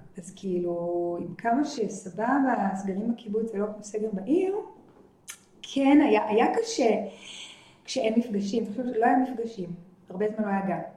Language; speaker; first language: Hebrew; native; Hebrew